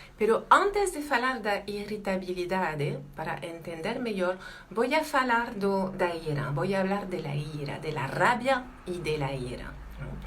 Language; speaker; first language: Spanish; non-native, fluent; French